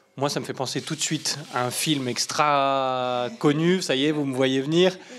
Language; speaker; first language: French; native; French